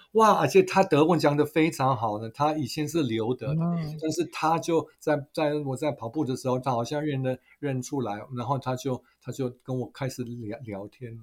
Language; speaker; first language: Chinese; non-native, fluent; German